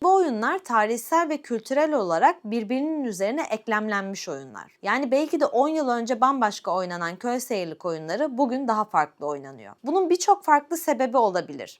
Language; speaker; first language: Turkish; native; Turkish